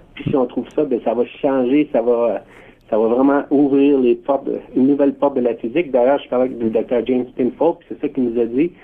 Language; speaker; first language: French; native; French